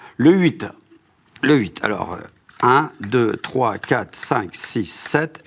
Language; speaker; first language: French; native; French